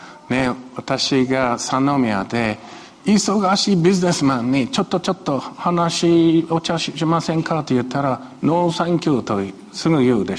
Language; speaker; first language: Japanese; non-native, fluent; Chinese